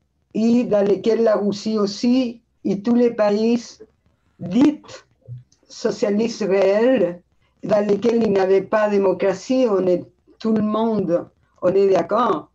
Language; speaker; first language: French; non-native, fluent; Spanish